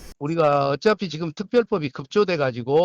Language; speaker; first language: Korean; native; Korean